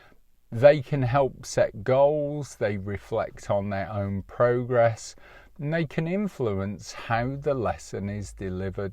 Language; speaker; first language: English; native; English